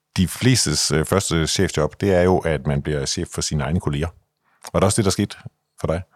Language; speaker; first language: Danish; native; Danish